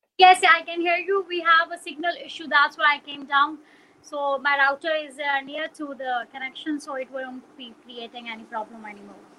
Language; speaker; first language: English; non-native, local second language; Punjabi